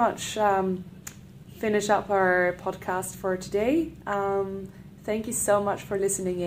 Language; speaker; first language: English; non-native, fluent; Swedish